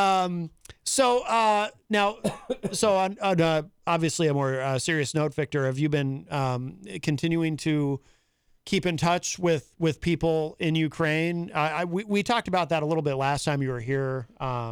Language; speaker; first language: English; native; English